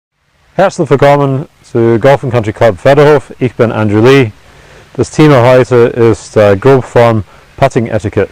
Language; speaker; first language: German; non-native, fluent; English